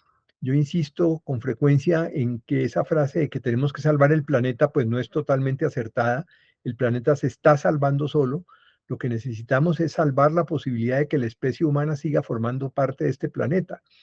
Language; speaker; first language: Spanish; native; Spanish